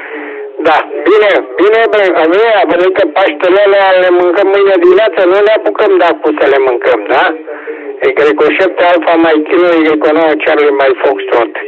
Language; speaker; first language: Romanian; native; Romanian